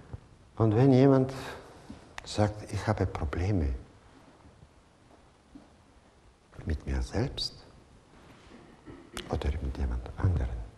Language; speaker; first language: German; non-native, fluent; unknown